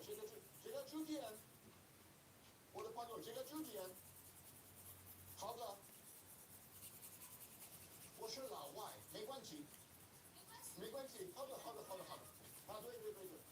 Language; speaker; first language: Chinese; non-native, learner; English